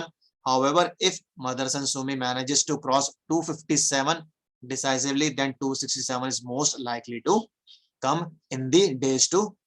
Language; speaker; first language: English; non-native, local second language; Hindi